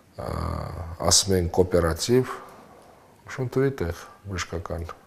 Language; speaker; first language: Armenian; early bilingual, heritage; Armenian